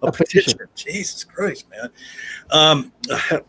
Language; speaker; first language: English; native; English